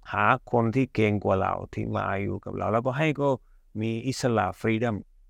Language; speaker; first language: Thai; early bilingual, other home language; Hindi